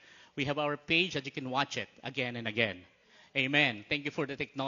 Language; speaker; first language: English; non-native, local second language; Filipino